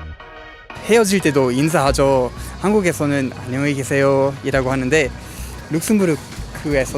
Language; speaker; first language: Korean; non-native, fluent; Luxembourgish